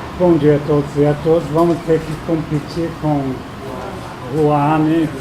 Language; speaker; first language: Portuguese; non-native, fluent; English